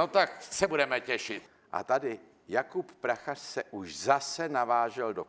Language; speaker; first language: Czech; native; Czech